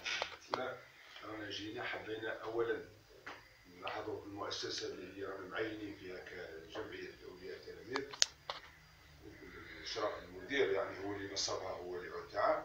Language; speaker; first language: Arabic; native; Arabic